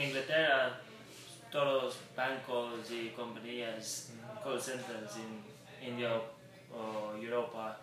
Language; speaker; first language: Spanish; non-native, learner; English